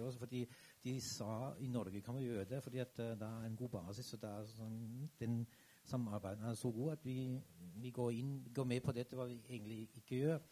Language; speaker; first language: Norwegian; non-native, fluent; German